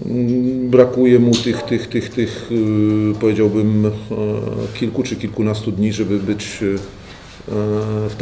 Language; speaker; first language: Polish; native; Polish